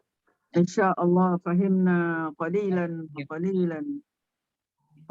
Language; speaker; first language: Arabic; non-native, fluent; Malay